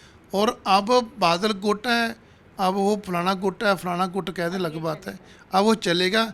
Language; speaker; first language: Hindi; non-native, local second language; Punjabi